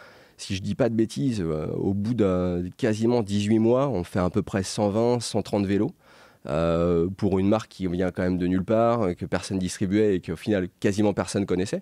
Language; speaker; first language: French; native; French